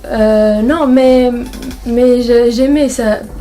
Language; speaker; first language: French; non-native, local second language; Arabic